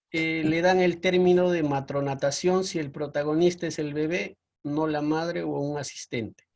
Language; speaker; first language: Spanish; native; Spanish